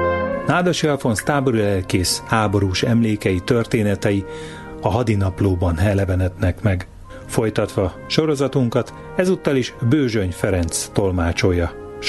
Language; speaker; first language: Hungarian; native; Hungarian